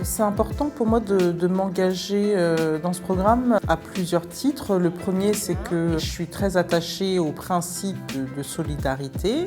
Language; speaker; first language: French; native; French